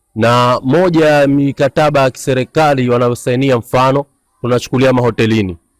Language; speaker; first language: Swahili; native; Swahili